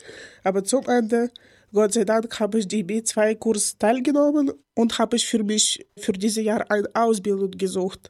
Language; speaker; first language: German; non-native, learner; Ukrainian